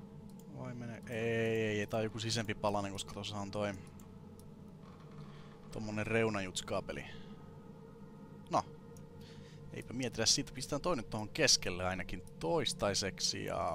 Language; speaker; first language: Finnish; native; Finnish